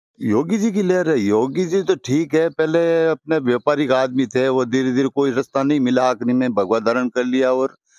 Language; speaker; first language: Hindi; native; Hindi